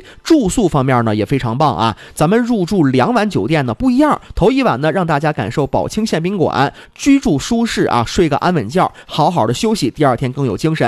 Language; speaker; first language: Chinese; native; Chinese